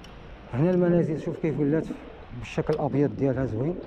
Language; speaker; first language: Arabic; native; Arabic